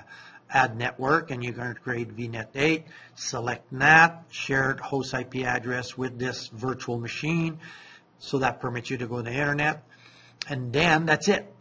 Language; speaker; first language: English; non-native, fluent; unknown